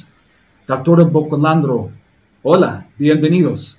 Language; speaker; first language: Spanish; non-native, learner; English